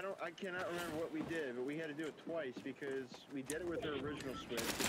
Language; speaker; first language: English; native; English